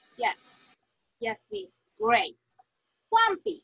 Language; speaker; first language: English; non-native, fluent; Spanish